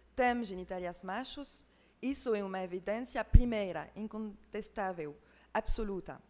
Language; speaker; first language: Portuguese; non-native, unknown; French